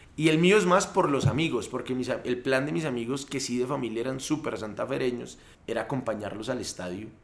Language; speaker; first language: Spanish; native; Spanish